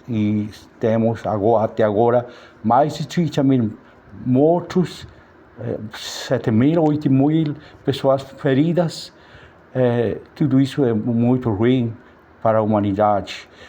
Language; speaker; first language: Portuguese; non-native, learner; Spanish